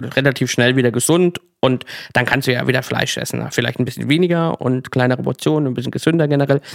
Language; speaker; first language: German; native; German